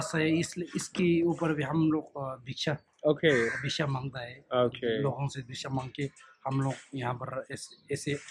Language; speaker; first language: Hindi; non-native, fluent; Tibetan